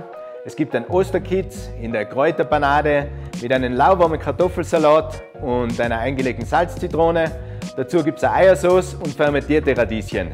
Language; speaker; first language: German; native; German